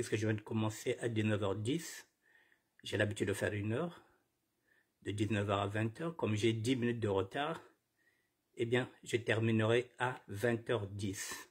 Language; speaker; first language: French; non-native, local second language; Lingala